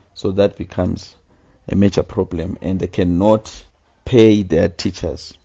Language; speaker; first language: English; non-native, local second language; Shona